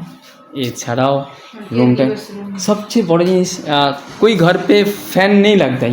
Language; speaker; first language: Hindi; non-native, local second language; Bangla